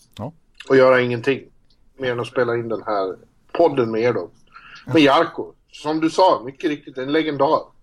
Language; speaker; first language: Swedish; native; Swedish